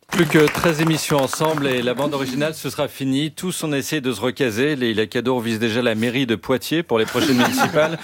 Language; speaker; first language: French; native; French